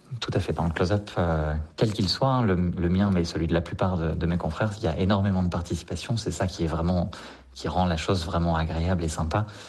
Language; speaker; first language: French; native; French